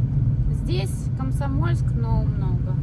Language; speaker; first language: Russian; native; Russian